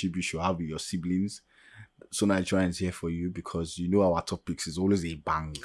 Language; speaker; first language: English; non-native, local second language; Yoruba